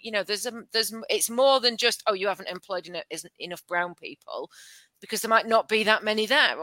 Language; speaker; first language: English; native; English